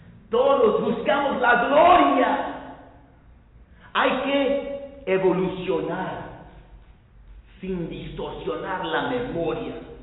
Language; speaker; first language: Spanish; early bilingual, heritage; Spanish